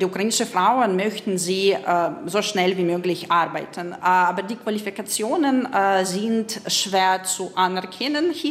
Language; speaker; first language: German; non-native, fluent; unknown